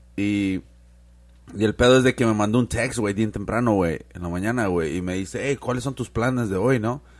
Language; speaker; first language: Spanish; early bilingual, heritage; Spanish